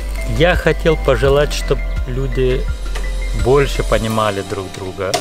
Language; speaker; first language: Russian; non-native, fluent; Lithuanian